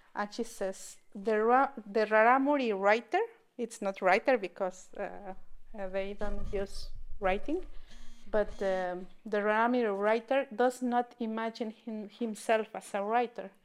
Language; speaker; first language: English; non-native, learner; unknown